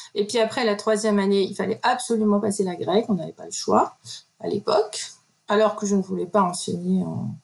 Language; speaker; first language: French; native; French